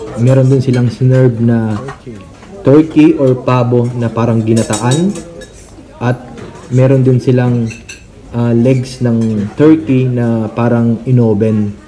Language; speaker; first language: Filipino; non-native, local second language; Cebuano